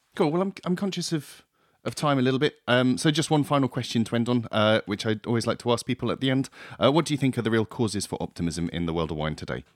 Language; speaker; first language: English; native; English